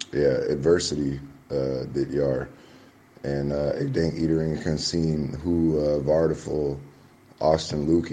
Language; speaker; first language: Dutch; non-native, learner; English